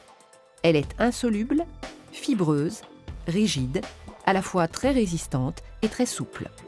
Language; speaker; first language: French; native; French